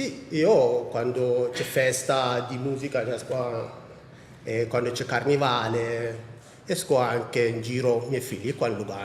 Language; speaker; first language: Italian; non-native, learner; Tigrinya